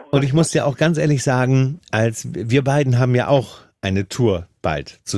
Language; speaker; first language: German; native; German